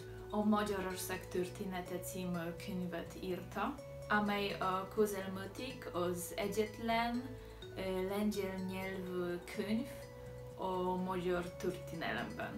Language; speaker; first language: Hungarian; non-native, learner; Polish